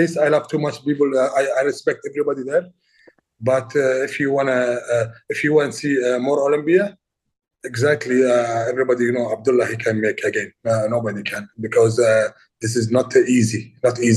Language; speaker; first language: English; non-native, learner; Arabic